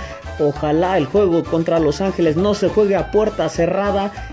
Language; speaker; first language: Spanish; native; Spanish